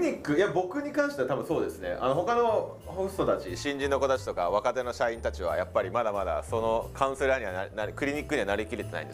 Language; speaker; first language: Japanese; native; Japanese